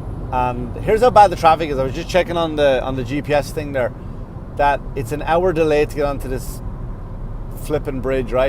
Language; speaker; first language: English; native; English